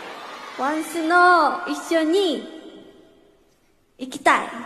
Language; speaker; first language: Japanese; non-native, learner; Korean